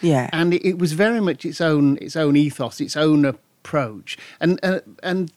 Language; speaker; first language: English; native; English